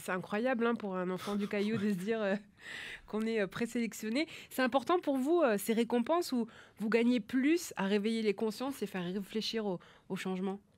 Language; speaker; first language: French; native; French